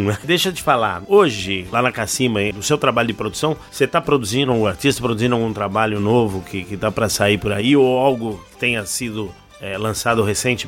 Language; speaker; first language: Portuguese; native; Portuguese